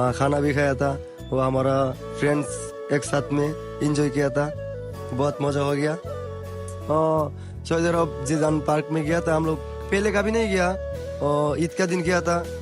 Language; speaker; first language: Hindi; non-native, fluent; Bangla